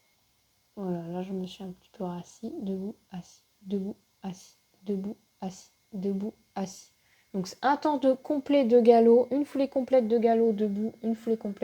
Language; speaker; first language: French; native; French